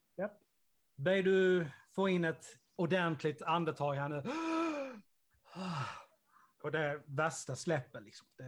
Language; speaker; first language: Swedish; native; Swedish